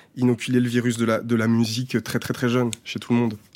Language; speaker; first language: French; native; French